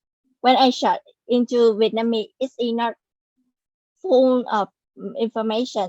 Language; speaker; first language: English; non-native, learner; Vietnamese